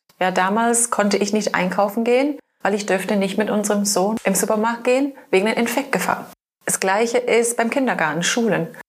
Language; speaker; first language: German; non-native, fluent; English